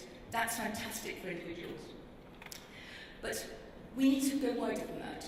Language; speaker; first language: English; native; English